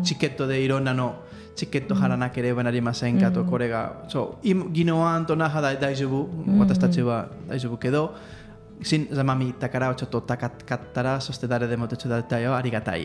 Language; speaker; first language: Japanese; non-native, learner; Spanish